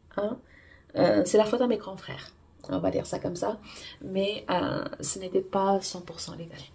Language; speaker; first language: French; non-native, fluent; Portuguese